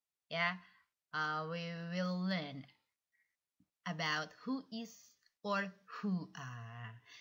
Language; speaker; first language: English; non-native, fluent; Indonesian